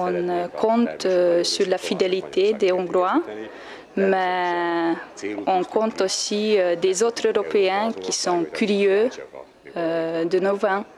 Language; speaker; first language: French; non-native, fluent; Hungarian